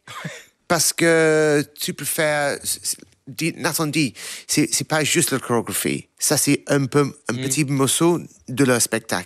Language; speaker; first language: French; non-native, learner; English